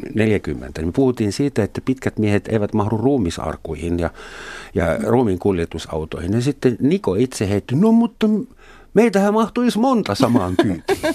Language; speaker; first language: Finnish; non-native, fluent; German